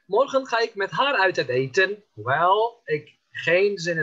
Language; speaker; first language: Dutch; non-native, fluent; Turkish